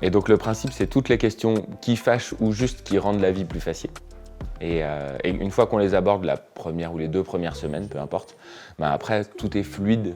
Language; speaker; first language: French; native; French